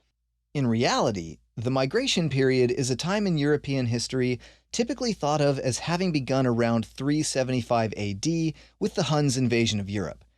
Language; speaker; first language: English; native; English